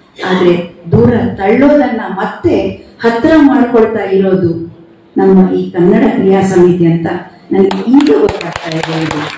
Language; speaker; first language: Kannada; non-native, local second language; Konkani